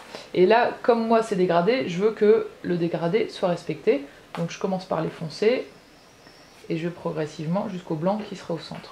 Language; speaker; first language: French; native; French